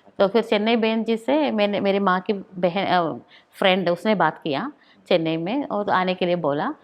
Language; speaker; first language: Hindi; non-native, local second language; Malayalam